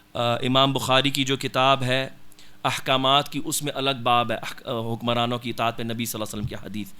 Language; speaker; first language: Urdu; non-native, local second language; Punjabi